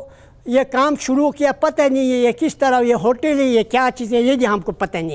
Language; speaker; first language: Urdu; non-native, local second language; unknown